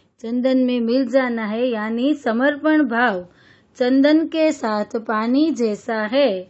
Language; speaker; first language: Hindi; non-native, local second language; Gujarati